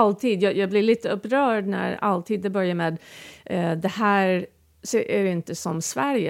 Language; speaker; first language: Swedish; non-native, fluent; English